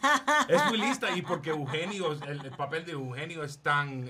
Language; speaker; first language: Spanish; early bilingual, heritage; English